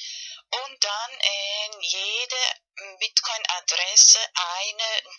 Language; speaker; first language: German; non-native, learner; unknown